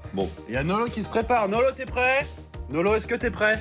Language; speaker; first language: French; native; French